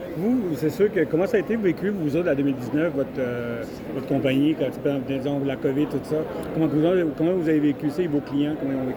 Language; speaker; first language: French; native; French